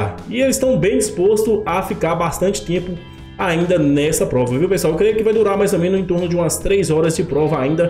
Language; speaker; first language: Portuguese; native; Portuguese